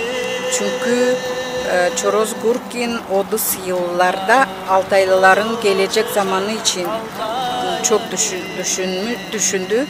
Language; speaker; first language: Turkish; non-native, learner; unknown